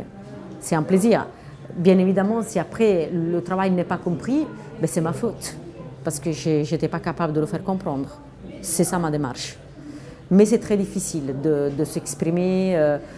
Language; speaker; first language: French; non-native, fluent; Italian